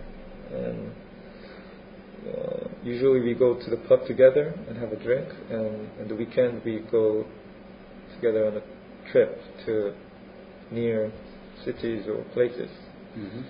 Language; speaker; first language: English; non-native, fluent; Korean